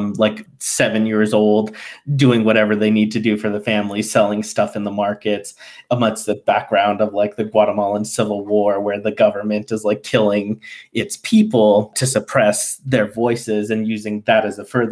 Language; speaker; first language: English; native; English